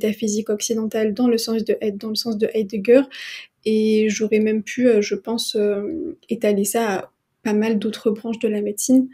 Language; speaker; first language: French; non-native, local second language; Arabic